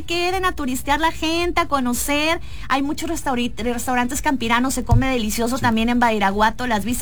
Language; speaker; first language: Spanish; native; Spanish